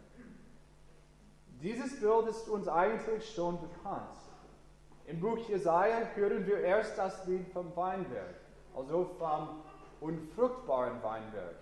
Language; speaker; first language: German; non-native, fluent; English